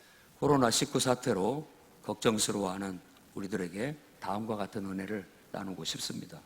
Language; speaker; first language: Korean; native; Korean